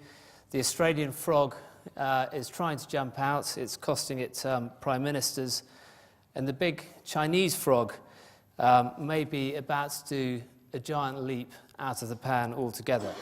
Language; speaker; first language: English; native; English